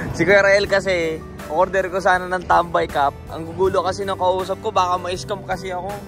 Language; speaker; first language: Filipino; native; Filipino